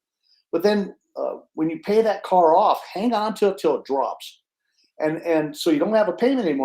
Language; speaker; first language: English; native; English